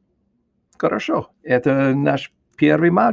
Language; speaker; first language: Russian; non-native, learner; English